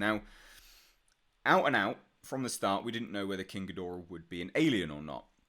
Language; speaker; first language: English; native; English